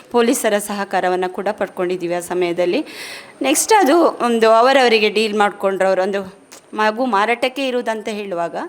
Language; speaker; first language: Kannada; native; Kannada